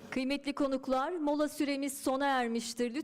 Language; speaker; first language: Turkish; native; Turkish